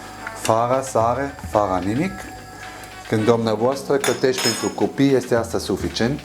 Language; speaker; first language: Romanian; non-native, learner; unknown